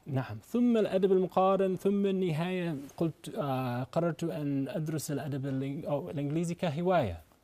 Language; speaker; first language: Arabic; non-native, fluent; English